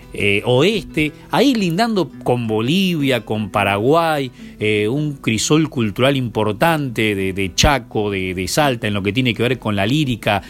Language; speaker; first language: Spanish; native; Spanish